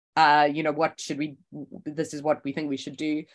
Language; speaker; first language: English; native; English